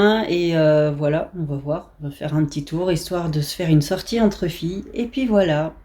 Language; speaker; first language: French; native; French